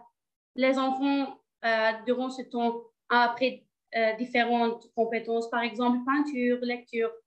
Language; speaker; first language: French; non-native, learner; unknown